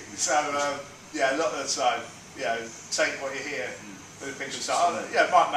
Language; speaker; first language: English; native; English